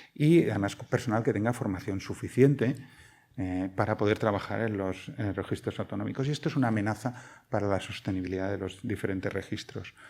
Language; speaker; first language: Spanish; native; Spanish